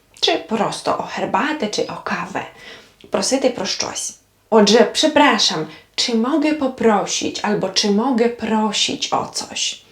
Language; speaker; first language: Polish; non-native, fluent; Ukrainian